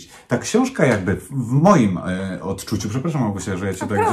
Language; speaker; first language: Polish; native; Polish